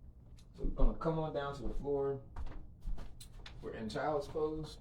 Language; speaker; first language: English; native; English